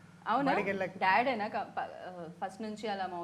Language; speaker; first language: Telugu; native; Telugu